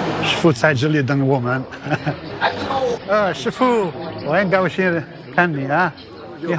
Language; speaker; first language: Chinese; non-native, learner; Italian